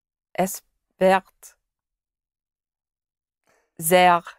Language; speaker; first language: German; non-native, learner; English